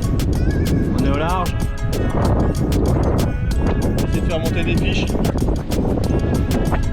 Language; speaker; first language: French; native; French